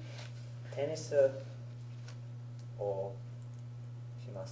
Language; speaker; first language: Japanese; non-native, learner; English